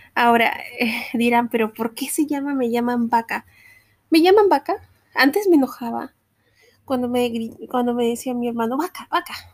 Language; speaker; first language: Spanish; native; Spanish